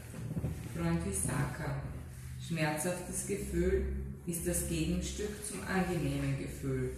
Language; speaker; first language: German; native; German